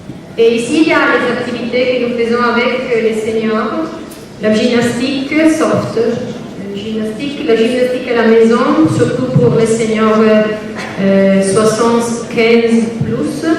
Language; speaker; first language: French; non-native, learner; Italian